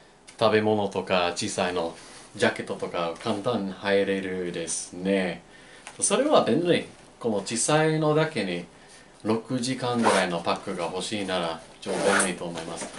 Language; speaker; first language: Japanese; non-native, learner; English